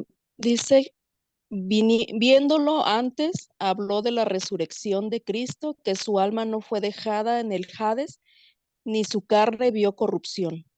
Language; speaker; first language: Spanish; native; Spanish